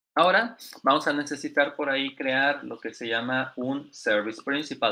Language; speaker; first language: Spanish; native; Spanish